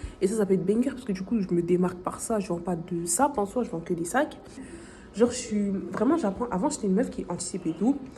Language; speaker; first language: French; native; French